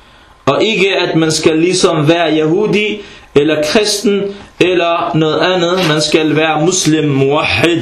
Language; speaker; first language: Danish; early bilingual, other home language; Arabic